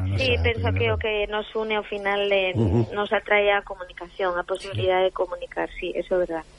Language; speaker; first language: Galician; non-native, local second language; Spanish